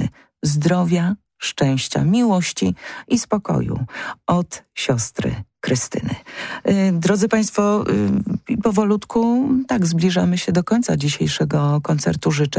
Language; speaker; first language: Polish; native; Polish